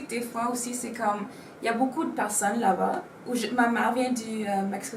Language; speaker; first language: French; non-native, local second language; Spanish